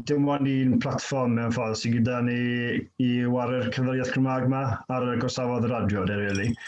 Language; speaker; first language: Welsh; native; Welsh